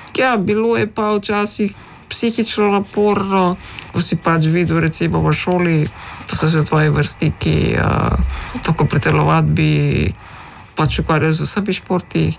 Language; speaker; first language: Slovenian; early bilingual, other home language; Macedonian